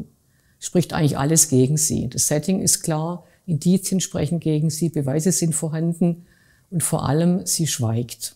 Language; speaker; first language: German; native; German